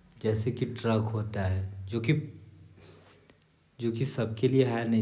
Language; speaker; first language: Hindi; native; Hindi